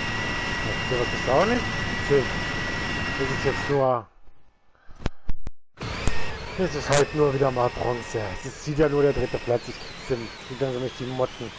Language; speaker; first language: German; native; German